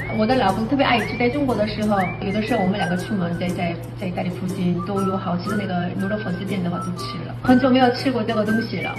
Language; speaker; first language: Chinese; non-native, fluent; Korean